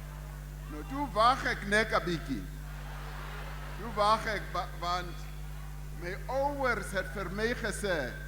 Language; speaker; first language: Afrikaans; non-native, local second language; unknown